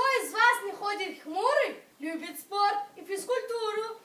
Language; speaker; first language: Russian; native; Russian